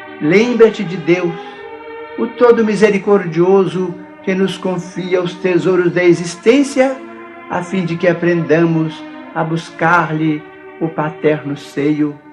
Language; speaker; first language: Portuguese; native; Portuguese